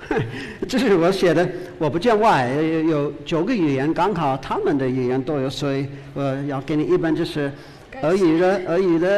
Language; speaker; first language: Chinese; non-native, fluent; English